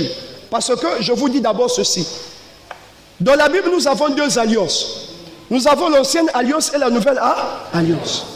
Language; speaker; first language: French; non-native, local second language; Lingala